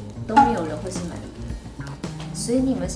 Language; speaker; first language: Chinese; native; Chinese